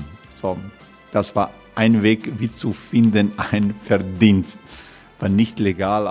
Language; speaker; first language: German; non-native, fluent; Croatian